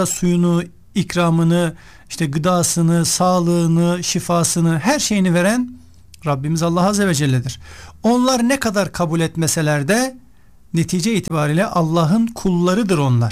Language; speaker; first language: Turkish; native; Turkish